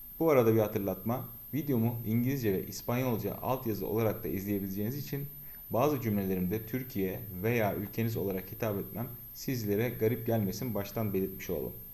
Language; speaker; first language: Turkish; native; Turkish